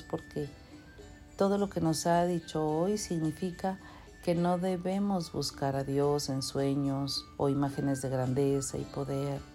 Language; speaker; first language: Spanish; native; Spanish